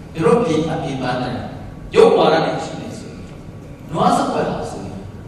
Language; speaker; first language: Burmese; non-native, local second language; Tedim Chin